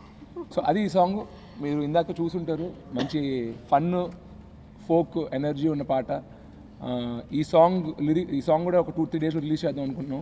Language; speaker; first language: Telugu; native; Telugu